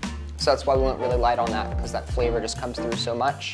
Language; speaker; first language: English; native; English